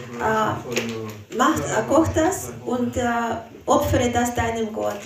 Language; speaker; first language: German; non-native, fluent; Russian